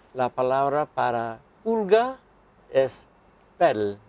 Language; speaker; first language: Spanish; non-native, fluent; English